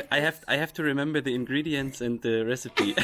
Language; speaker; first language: English; non-native, fluent; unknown